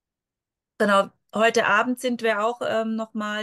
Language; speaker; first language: German; native; German